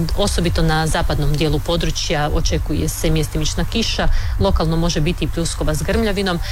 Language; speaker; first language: Croatian; native; Croatian